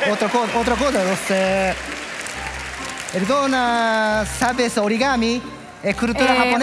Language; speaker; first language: Spanish; non-native, learner; Japanese